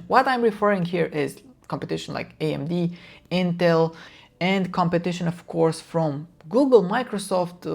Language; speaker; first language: English; non-native, fluent; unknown